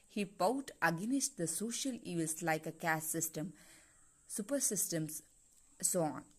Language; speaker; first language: English; non-native, local second language; Kannada